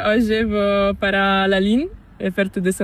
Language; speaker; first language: Spanish; non-native, learner; Italian